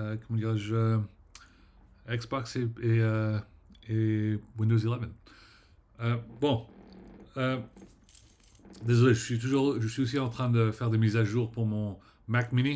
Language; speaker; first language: French; early bilingual, heritage; French